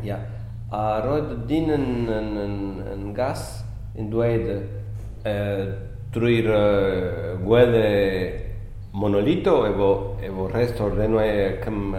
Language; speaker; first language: Welsh; non-native, local second language; Spanish